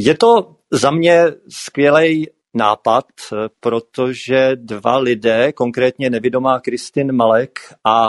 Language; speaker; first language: Czech; native; Czech